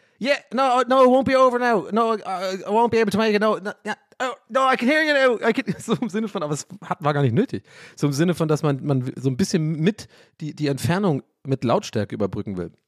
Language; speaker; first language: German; native; German